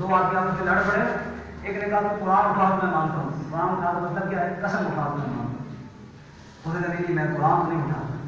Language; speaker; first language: Urdu; non-native, local second language; Punjabi